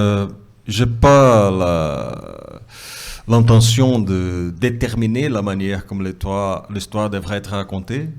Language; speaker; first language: French; non-native, fluent; Portuguese